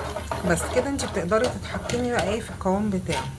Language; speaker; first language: Arabic; native; Arabic